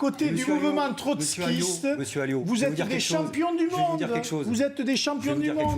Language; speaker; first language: French; native; French